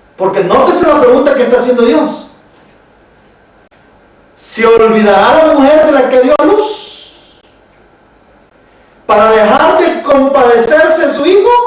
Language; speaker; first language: Spanish; native; Spanish